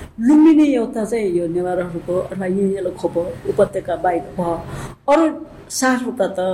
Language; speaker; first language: Nepali; non-native, local second language; Newari